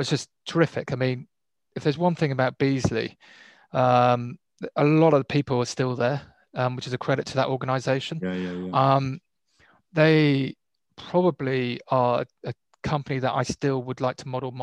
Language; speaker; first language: English; native; English